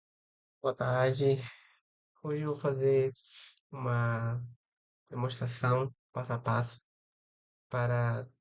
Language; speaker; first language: Portuguese; native; Portuguese